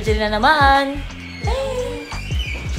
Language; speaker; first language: Filipino; native; Filipino